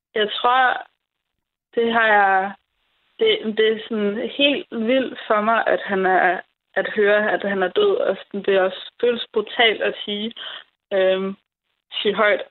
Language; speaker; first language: Danish; native; Danish